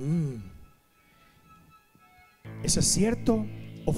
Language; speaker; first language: Spanish; native; Spanish